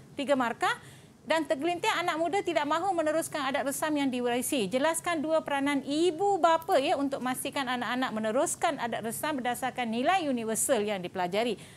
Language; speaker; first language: Malay; non-native, local second language; Tamil